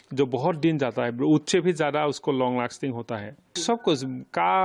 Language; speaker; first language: Hindi; non-native, local second language; Assamese